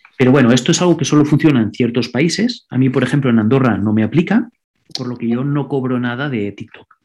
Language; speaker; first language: Spanish; non-native, local second language; Catalan